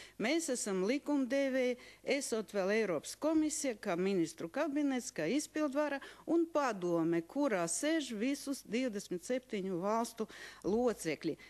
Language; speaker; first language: Latvian; non-native, local second language; Russian